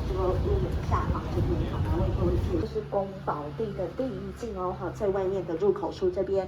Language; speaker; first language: Chinese; native; Chinese